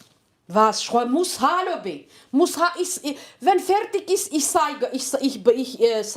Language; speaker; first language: German; non-native, learner; Kurdish